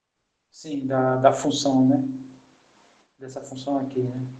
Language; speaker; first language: Portuguese; native; Portuguese